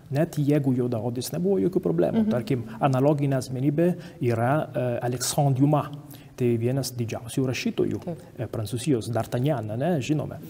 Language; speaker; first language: Lithuanian; non-native, fluent; Italian